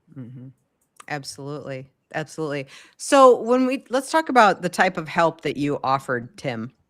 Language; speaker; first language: English; native; English